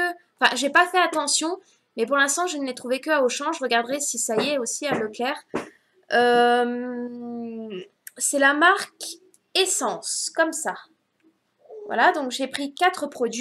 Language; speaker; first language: French; native; French